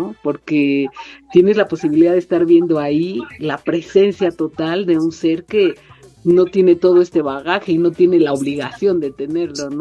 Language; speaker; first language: Spanish; native; Spanish